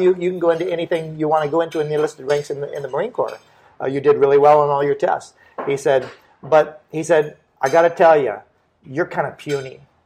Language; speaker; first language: English; native; English